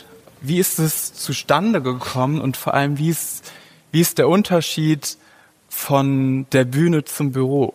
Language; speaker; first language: German; native; German